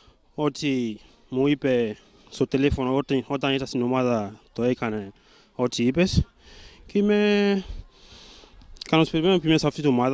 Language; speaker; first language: Greek; non-native, learner; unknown